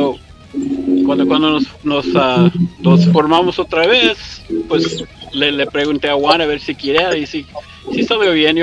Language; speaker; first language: Spanish; early bilingual, heritage; English